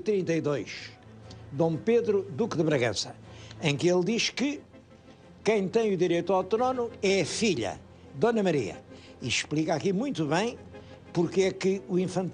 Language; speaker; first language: Portuguese; native; Portuguese